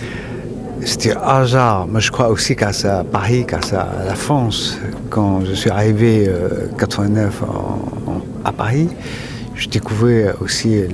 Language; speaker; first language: French; non-native, fluent; Chinese